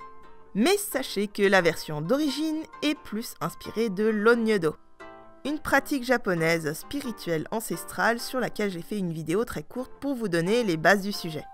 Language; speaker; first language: French; native; French